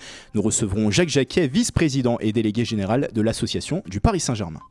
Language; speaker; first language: French; native; French